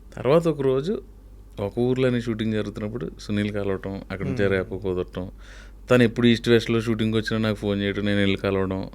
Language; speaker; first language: Telugu; native; Telugu